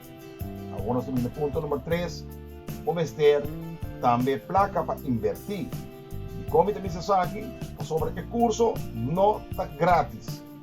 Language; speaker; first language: Portuguese; non-native, learner; Papiamento